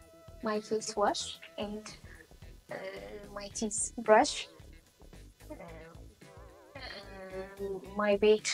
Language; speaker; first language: English; non-native, learner; Amharic